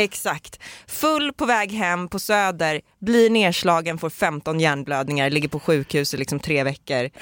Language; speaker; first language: Swedish; native; Swedish